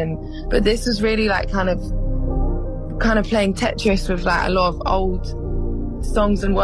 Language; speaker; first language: English; native; English